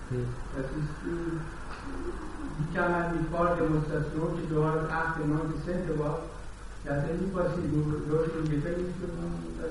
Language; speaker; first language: German; non-native, learner; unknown